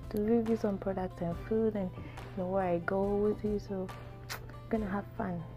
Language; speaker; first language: English; non-native, local second language; Akan